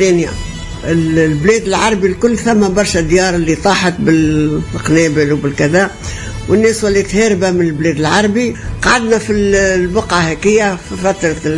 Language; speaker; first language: Arabic; native; Arabic